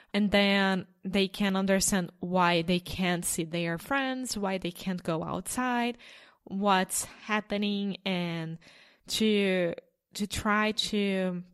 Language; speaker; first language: English; non-native, fluent; Portuguese